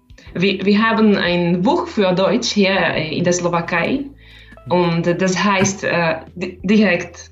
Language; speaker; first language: German; non-native, learner; Slovak